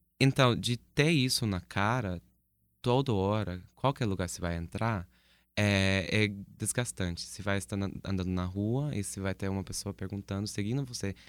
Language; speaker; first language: Portuguese; non-native, fluent; English